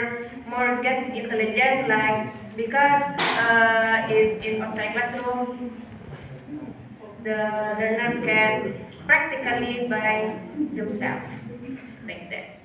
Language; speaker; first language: English; non-native, learner; Indonesian